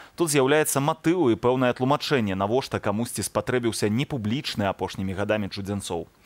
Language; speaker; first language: Belarusian; native; Belarusian